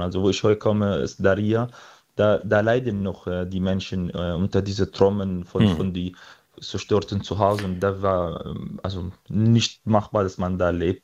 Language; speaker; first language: German; non-native, fluent; Arabic